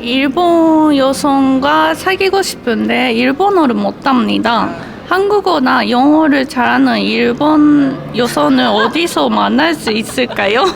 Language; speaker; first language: Korean; non-native, local second language; Japanese